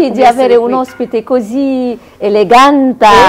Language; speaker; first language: Italian; non-native, learner; Arabic